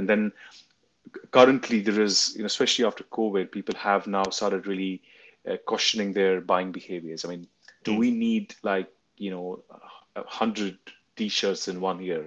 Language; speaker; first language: English; non-native, local second language; Hindi